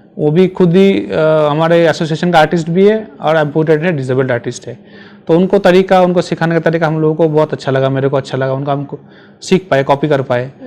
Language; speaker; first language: Hindi; non-native, local second language; Bangla